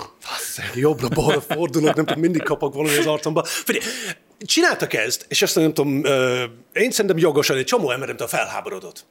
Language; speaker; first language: Hungarian; non-native, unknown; English